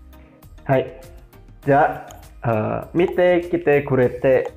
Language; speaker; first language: Japanese; non-native, learner; Indonesian